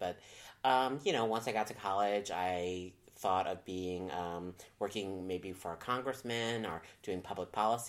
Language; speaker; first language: English; native; English